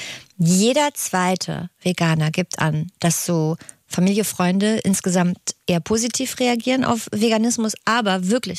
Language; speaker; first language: German; native; German